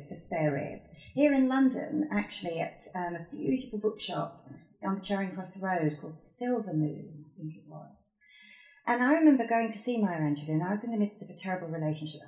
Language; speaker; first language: English; native; English